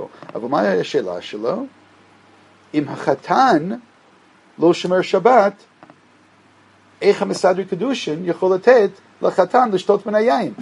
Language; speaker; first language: Hebrew; non-native, fluent; English